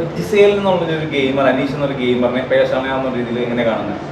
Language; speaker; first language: Malayalam; native; Malayalam